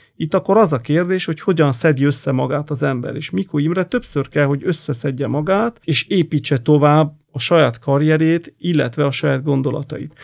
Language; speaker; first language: Hungarian; non-native, fluent; Italian